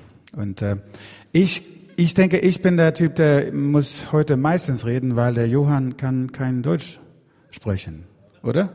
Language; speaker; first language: German; non-native, learner; Swedish